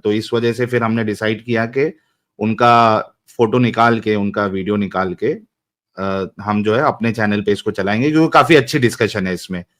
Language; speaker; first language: Hindi; native; Hindi